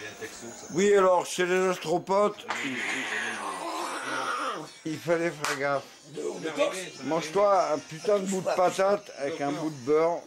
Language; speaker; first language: French; native; French